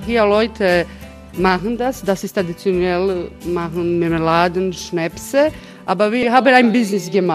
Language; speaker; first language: German; non-native, fluent; Croatian